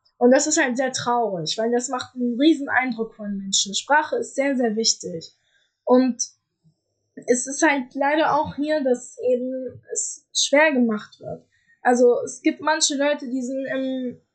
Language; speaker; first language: German; early bilingual, other home language; Arabic